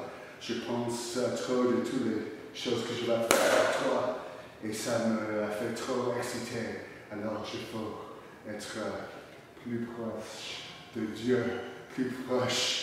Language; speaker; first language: French; non-native, learner; English